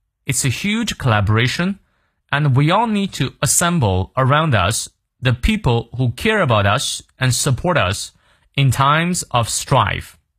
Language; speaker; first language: English; non-native, fluent; Chinese